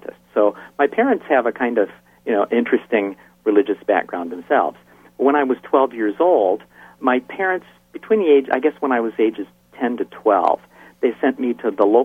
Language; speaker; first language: English; native; English